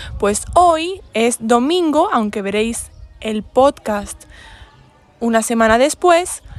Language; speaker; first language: Spanish; native; Spanish